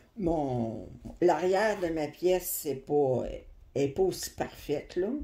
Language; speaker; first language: French; native; French